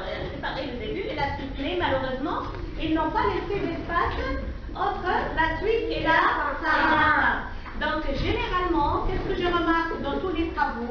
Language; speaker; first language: French; non-native, local second language; Arabic